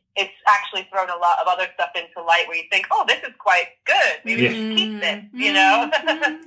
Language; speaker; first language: English; native; English